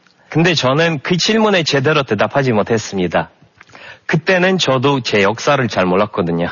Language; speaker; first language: Korean; non-native, fluent; Russian